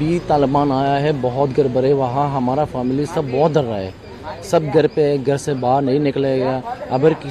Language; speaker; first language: Hindi; non-native, learner; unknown